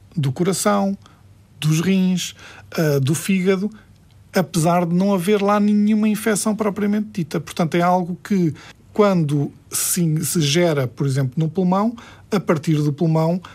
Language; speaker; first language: Portuguese; early bilingual, heritage; Portuguese